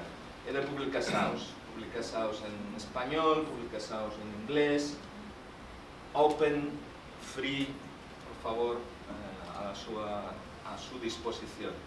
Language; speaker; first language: Portuguese; non-native, learner; Spanish